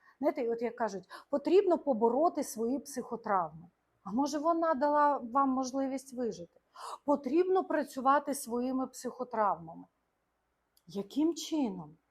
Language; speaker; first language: Ukrainian; non-native, local second language; Russian